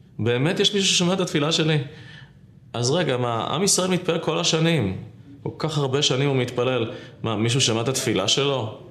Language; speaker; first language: Hebrew; native; Hebrew